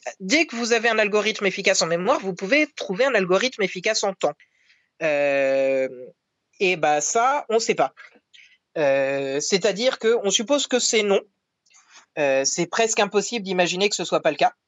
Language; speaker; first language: French; native; French